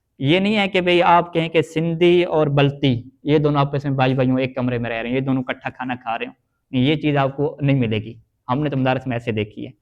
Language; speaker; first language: Urdu; native; Urdu